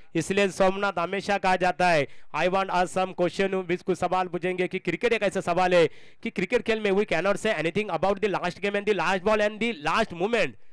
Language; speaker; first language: Hindi; non-native, local second language; Marathi